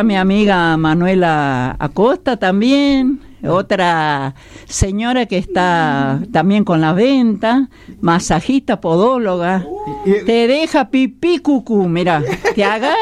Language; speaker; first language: Spanish; native; Spanish